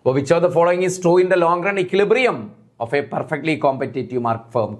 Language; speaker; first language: English; non-native, local second language; Malayalam